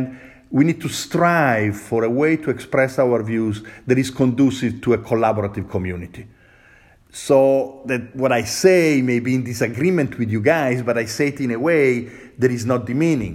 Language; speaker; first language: English; non-native, fluent; Italian